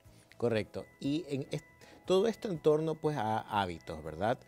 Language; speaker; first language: Spanish; native; Spanish